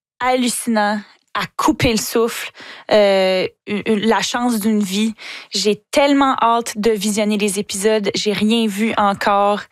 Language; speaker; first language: French; native; French